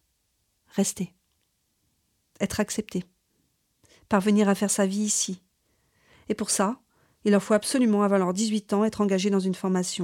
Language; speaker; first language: French; native; French